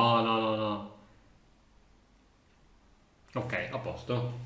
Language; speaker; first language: Italian; native; Italian